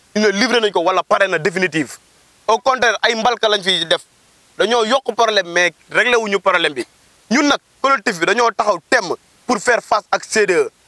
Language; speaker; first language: Wolof; native; Wolof